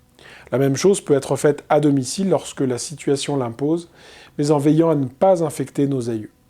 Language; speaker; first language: French; native; French